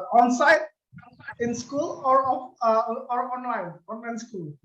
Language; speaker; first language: English; non-native, learner; Indonesian